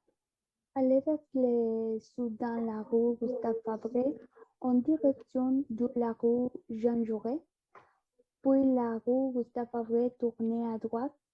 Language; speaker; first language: French; non-native, learner; Spanish